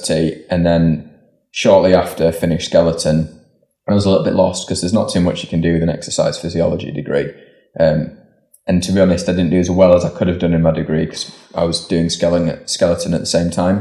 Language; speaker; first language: English; native; English